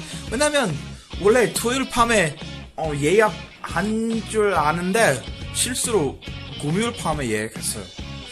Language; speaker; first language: Korean; non-native, learner; English